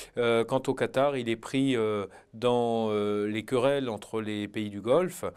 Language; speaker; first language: French; native; French